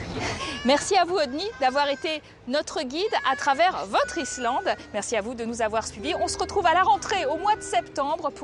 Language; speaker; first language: French; native; French